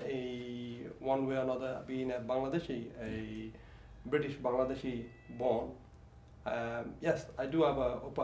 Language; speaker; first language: English; native; English